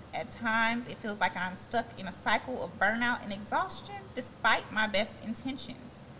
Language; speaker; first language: English; native; English